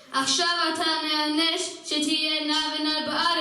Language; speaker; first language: Hebrew; non-native, learner; English